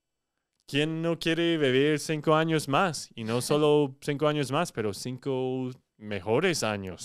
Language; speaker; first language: Spanish; non-native, fluent; English